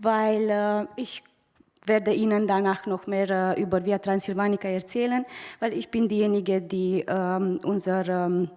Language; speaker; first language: German; non-native, fluent; Romanian